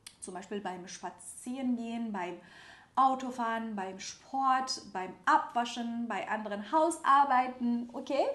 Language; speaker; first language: German; non-native, fluent; Persian